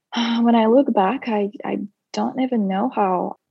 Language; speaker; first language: English; non-native, fluent; Russian